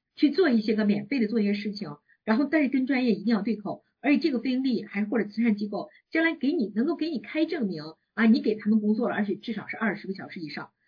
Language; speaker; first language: Chinese; native; Chinese